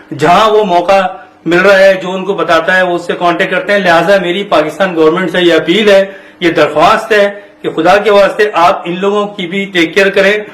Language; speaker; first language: Urdu; native; Urdu